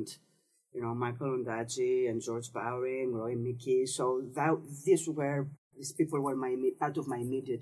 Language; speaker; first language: English; non-native, fluent; Greek